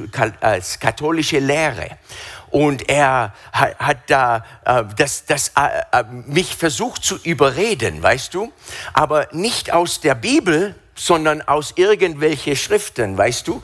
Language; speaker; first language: German; non-native, fluent; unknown